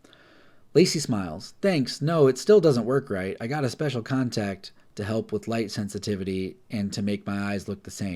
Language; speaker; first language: English; native; English